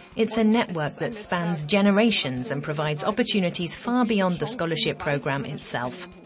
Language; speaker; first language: English; non-native, fluent; Turkish